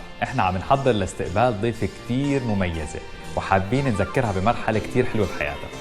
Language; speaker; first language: Arabic; native; Arabic